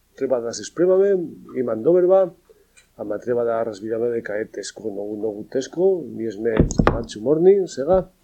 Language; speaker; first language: Macedonian; non-native, learner; Spanish